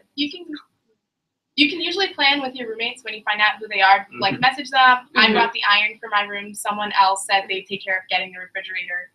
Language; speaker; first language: English; native; English